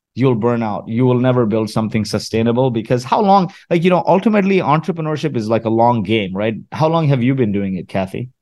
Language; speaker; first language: English; early bilingual, other home language; Arabic